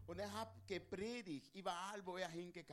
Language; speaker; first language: German; non-native, learner; Spanish